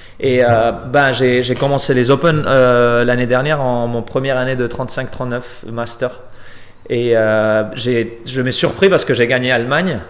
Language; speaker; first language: French; non-native, fluent; Spanish